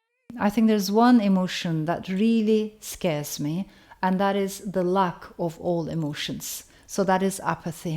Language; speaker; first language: English; non-native, fluent; Turkish